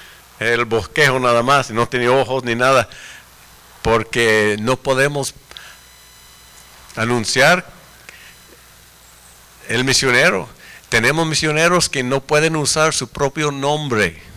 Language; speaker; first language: Spanish; non-native, fluent; English